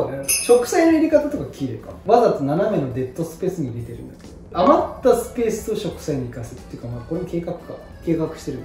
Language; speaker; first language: Japanese; native; Japanese